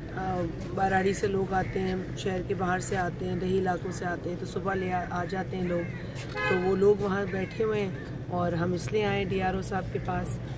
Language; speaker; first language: Urdu; non-native, local second language; Sindhi